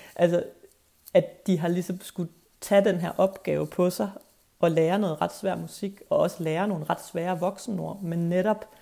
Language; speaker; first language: Danish; native; Danish